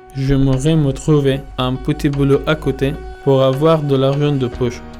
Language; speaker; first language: French; non-native, learner; Persian